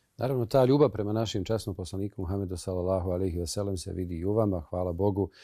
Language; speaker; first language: Bosnian; native; Bosnian